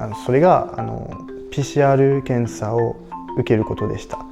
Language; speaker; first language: Japanese; non-native, fluent; French